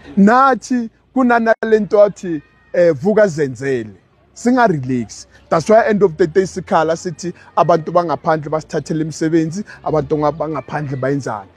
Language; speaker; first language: Zulu; non-native, local second language; Southern Sotho